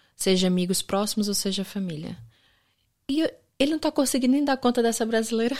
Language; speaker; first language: Portuguese; native; Portuguese